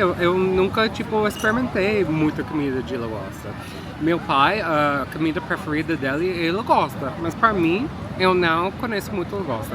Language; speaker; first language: Portuguese; non-native, fluent; English